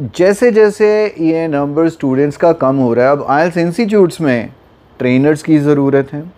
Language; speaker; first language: Hindi; native; Hindi